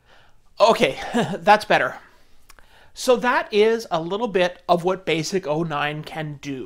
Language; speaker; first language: English; native; English